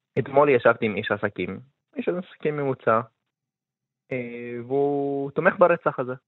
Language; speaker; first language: Hebrew; non-native, local second language; Arabic